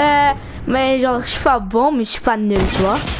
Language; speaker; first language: French; native; French